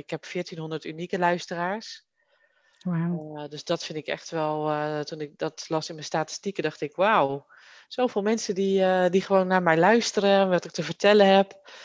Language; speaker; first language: Dutch; native; Dutch